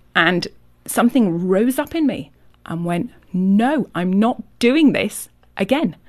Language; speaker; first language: English; native; English